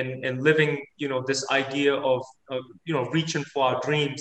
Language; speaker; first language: English; native; English